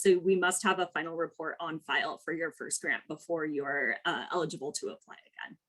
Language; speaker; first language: English; native; English